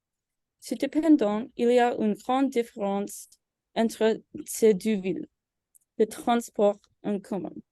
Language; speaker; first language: French; non-native, learner; English